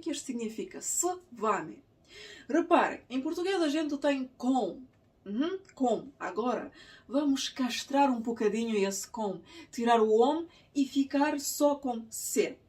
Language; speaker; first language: Portuguese; non-native, fluent; Russian